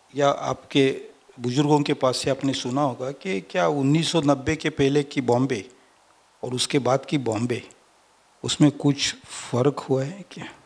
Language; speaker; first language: Hindi; non-native, local second language; Marathi